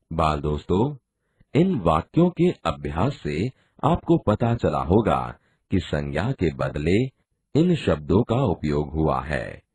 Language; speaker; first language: Hindi; non-native, local second language; Gujarati